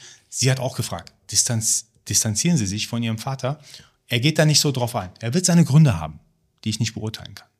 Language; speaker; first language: German; early bilingual, other home language; Persian